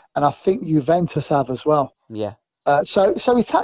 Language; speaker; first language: English; native; English